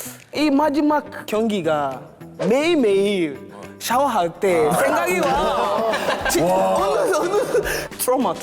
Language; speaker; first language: Korean; non-native, learner; English